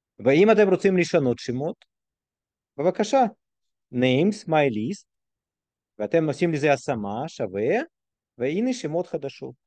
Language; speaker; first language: Hebrew; non-native, fluent; Russian